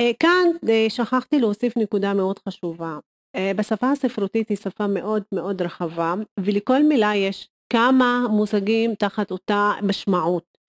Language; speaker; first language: Hebrew; non-native, local second language; Arabic